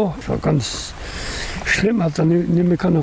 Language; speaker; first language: German; non-native, learner; French